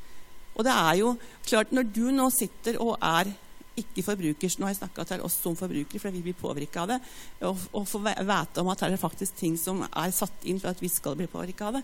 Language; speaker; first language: Norwegian; native; Norwegian